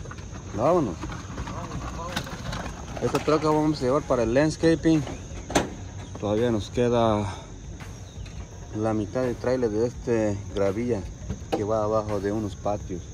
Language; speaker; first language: Spanish; native; Spanish